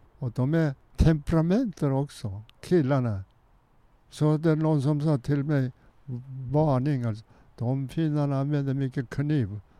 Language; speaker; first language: Swedish; non-native, fluent; Korean